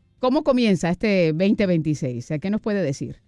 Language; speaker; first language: Spanish; native; Spanish